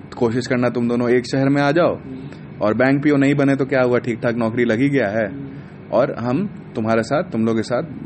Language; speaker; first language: Hindi; native; Hindi